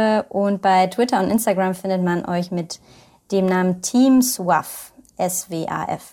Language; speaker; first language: German; native; German